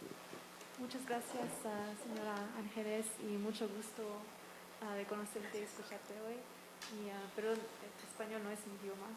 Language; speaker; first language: Spanish; non-native, learner; English